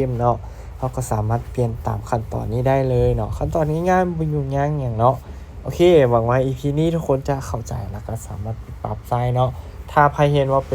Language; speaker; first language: Thai; non-native, local second language; Lao